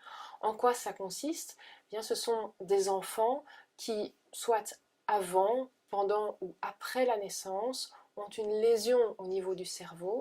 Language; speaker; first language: French; native; French